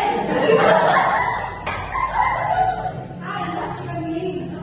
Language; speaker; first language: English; non-native, learner; Indonesian